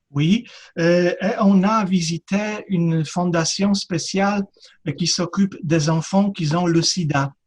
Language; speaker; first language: French; non-native, fluent; Polish